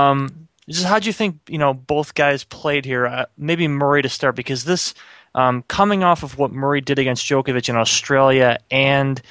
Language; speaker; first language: English; native; English